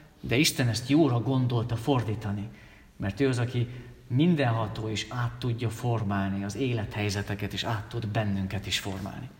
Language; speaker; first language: Hungarian; native; Hungarian